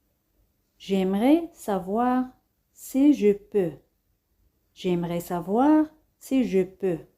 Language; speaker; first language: French; non-native, fluent; Spanish